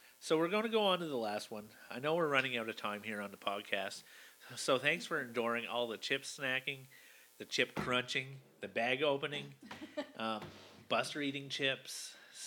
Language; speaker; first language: English; native; English